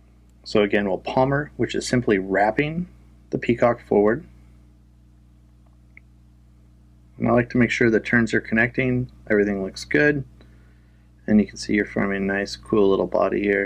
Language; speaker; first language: English; native; English